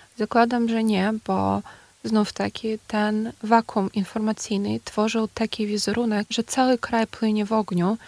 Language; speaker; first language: Polish; non-native, fluent; Ukrainian